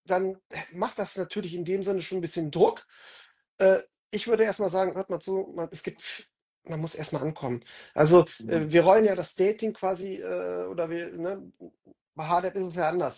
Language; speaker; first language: German; native; German